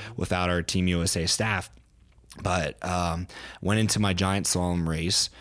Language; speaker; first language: English; native; English